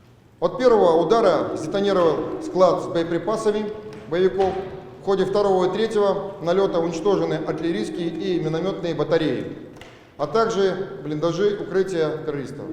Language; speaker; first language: Russian; native; Russian